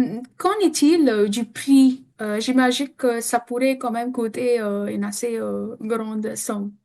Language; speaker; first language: French; non-native, fluent; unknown